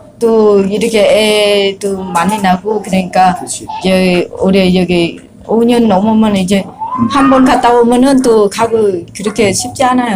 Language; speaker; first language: Korean; non-native, learner; Vietnamese